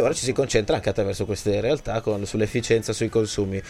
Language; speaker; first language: Italian; native; Italian